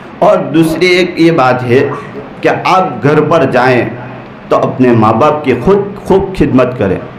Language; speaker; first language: Urdu; non-native, local second language; Gujarati